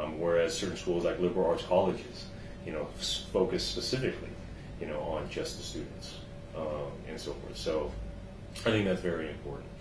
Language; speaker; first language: English; early bilingual, other home language; Chinese